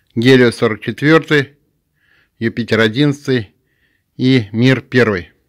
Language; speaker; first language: Russian; non-native, local second language; Tatar